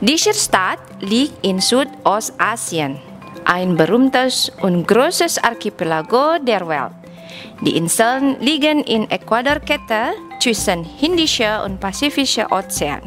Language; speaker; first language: German; non-native, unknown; Indonesian